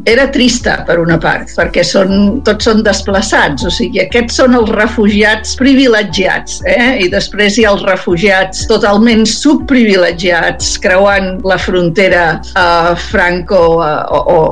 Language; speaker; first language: Catalan; native; Catalan